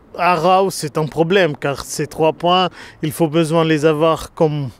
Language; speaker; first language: French; non-native, learner; German